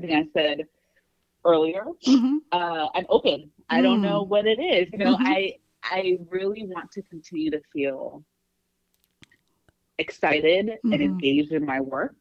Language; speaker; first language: English; native; English